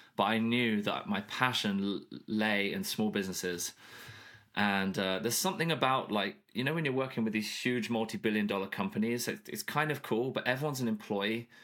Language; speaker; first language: English; native; English